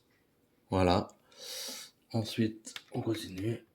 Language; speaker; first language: French; native; French